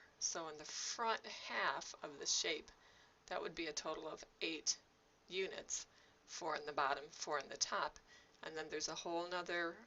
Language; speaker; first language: English; native; English